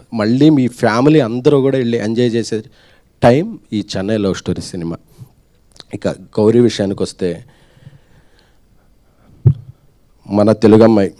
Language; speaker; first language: Telugu; native; Telugu